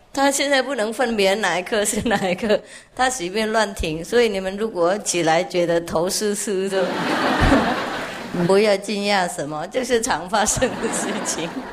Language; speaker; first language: Chinese; non-native, fluent; Vietnamese